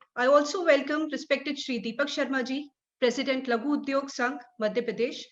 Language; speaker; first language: English; non-native, local second language; Hindi